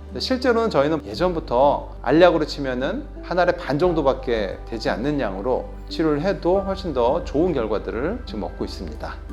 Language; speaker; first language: Korean; native; Korean